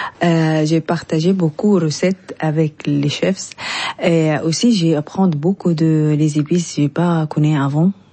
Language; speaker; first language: French; non-native, learner; Arabic